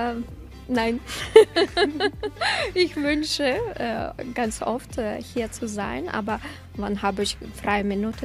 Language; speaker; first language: German; non-native, learner; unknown